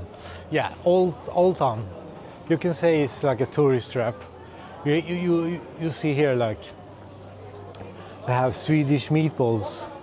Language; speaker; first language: English; non-native, fluent; Swedish